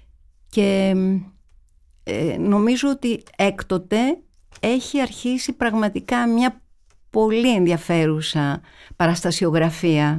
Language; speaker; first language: Greek; native; Greek